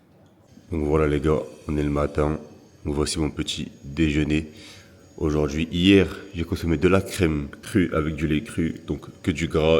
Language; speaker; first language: French; native; French